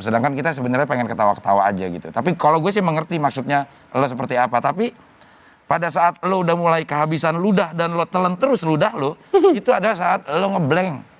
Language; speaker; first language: Indonesian; native; Indonesian